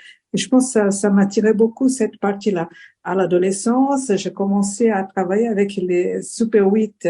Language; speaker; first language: French; non-native, fluent; Portuguese